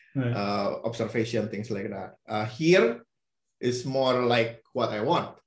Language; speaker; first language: English; non-native, fluent; Indonesian